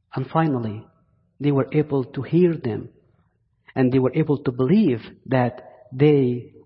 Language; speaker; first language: English; non-native, fluent; Arabic